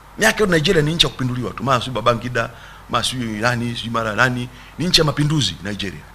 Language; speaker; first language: Swahili; native; Swahili